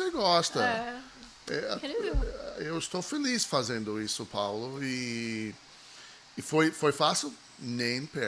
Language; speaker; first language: Portuguese; non-native, fluent; English